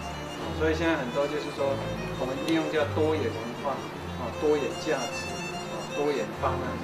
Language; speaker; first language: Chinese; native; Chinese